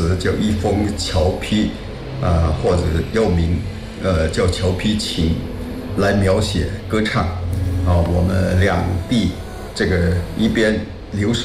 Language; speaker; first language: Chinese; non-native, local second language; Min Nan Chinese